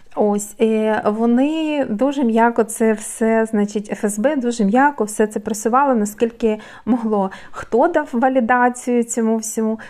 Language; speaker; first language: Ukrainian; non-native, local second language; Russian